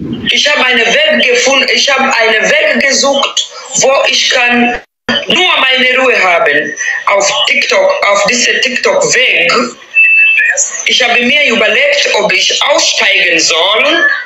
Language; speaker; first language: German; non-native, learner; Swahili